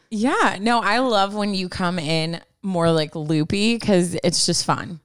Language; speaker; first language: English; native; English